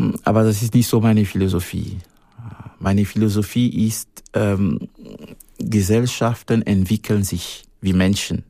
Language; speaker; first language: German; non-native, fluent; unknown